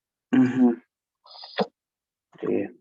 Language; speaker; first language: English; non-native, learner; Spanish